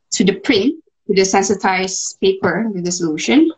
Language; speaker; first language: English; non-native, local second language; Malay